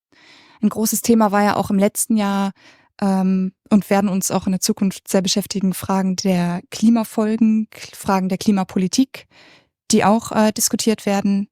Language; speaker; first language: German; native; German